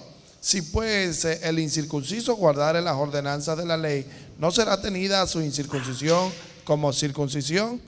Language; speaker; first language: Spanish; native; Spanish